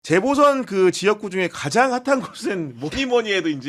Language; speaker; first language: Korean; native; Korean